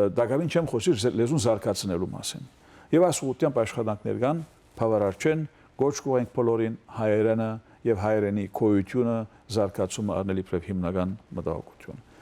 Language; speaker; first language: Armenian; early bilingual, heritage; Armenian